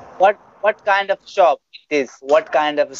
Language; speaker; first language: English; non-native, fluent; Bangla